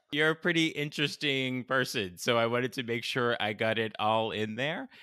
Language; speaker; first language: English; native; English